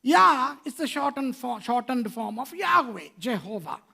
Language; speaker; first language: English; non-native, local second language; Sinhala